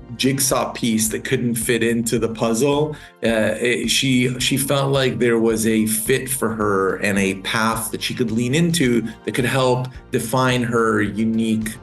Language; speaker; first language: English; native; English